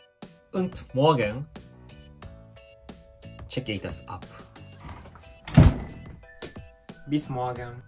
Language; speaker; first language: German; non-native, learner; Japanese